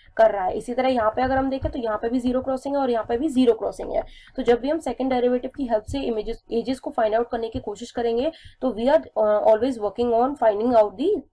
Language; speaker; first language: Hindi; native; Hindi